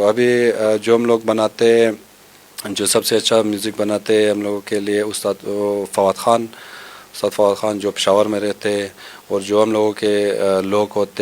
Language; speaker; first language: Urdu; non-native, local second language; Hazaragi